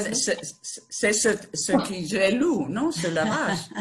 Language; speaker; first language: French; non-native, learner; Spanish